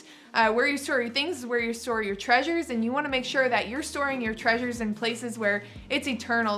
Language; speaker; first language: English; native; English